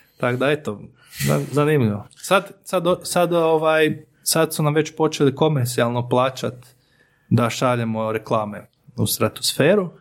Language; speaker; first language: Croatian; native; Croatian